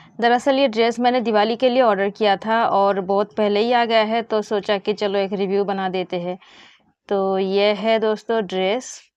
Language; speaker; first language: Hindi; non-native, local second language; Bangla